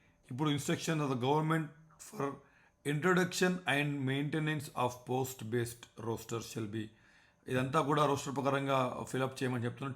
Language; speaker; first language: English; non-native, local second language; Telugu